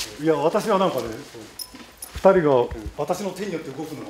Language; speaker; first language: Japanese; native; Japanese